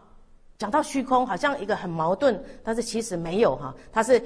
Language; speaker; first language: Chinese; native; Chinese